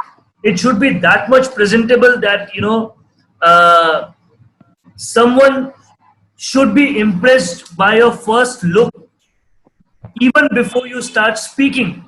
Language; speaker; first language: English; non-native, local second language; Hindi